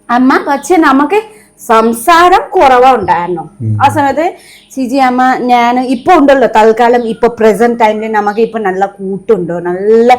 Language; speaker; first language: Malayalam; non-native, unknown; Nepali